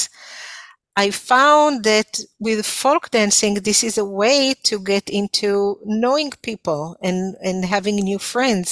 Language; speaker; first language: English; non-native, fluent; Hebrew